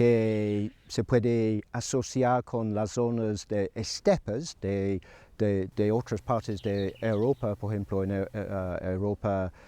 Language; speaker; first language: Spanish; non-native, fluent; English